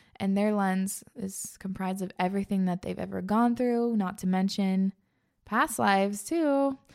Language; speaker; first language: English; native; English